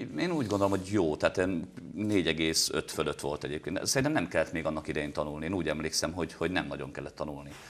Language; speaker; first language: Hungarian; native; Hungarian